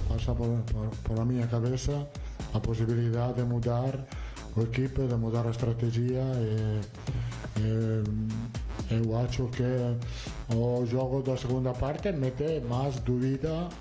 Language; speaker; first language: Portuguese; non-native, learner; Italian